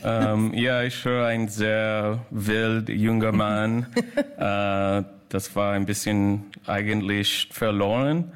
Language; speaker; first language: German; non-native, learner; English